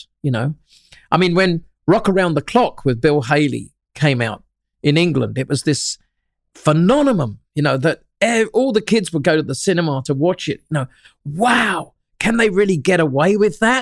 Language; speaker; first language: English; native; English